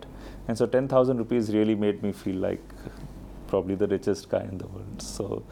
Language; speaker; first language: English; non-native, local second language; Hindi